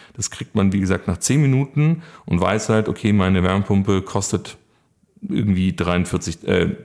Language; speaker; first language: German; native; German